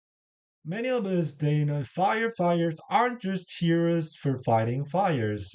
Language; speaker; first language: English; non-native, learner; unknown